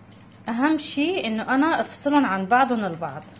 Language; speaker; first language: Arabic; native; Arabic